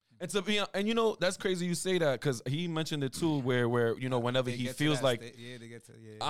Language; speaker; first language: English; native; English